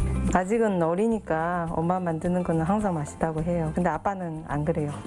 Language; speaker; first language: Korean; non-native, fluent; Chinese